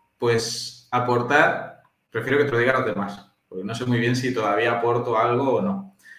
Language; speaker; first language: Spanish; native; Spanish